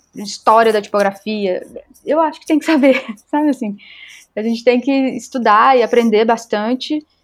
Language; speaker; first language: Portuguese; native; Portuguese